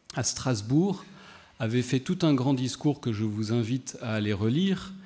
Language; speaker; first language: French; native; French